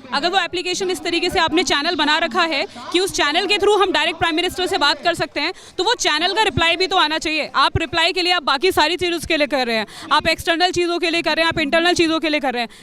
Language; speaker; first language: Hindi; native; Hindi